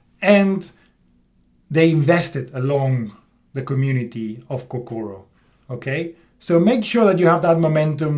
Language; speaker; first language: English; non-native, fluent; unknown